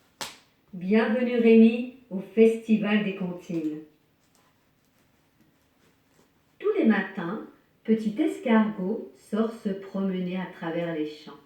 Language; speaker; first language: French; native; French